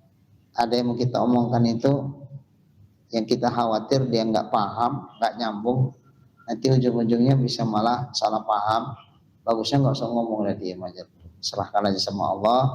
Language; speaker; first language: Indonesian; native; Indonesian